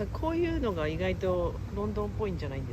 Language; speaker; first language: Japanese; native; Japanese